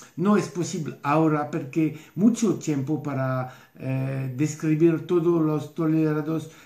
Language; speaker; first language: Spanish; non-native, learner; French